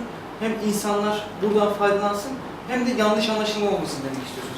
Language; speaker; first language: Turkish; native; Turkish